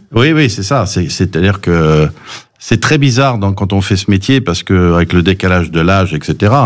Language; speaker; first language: French; early bilingual, other home language; English